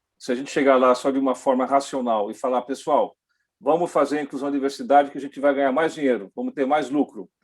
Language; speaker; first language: Portuguese; early bilingual, other home language; Dutch